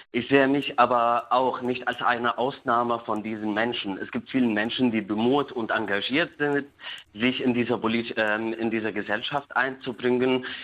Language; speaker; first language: German; non-native, fluent; Arabic